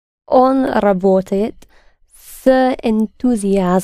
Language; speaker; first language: Russian; non-native, learner; English